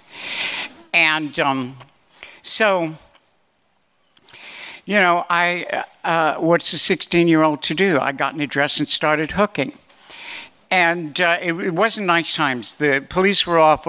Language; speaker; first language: English; native; English